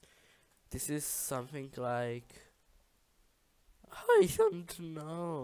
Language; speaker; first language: English; non-native, learner; Czech